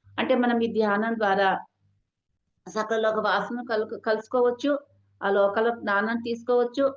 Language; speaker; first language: Telugu; non-native, local second language; Hindi